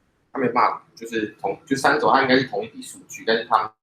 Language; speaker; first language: Chinese; native; Chinese